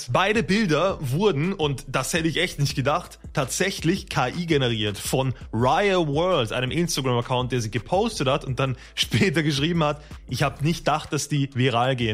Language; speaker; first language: German; native; German